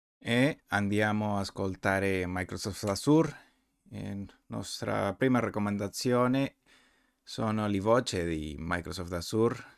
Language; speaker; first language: Italian; non-native, learner; Spanish